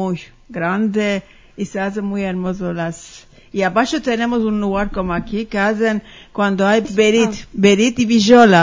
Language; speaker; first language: Spanish; early bilingual, heritage; Ladino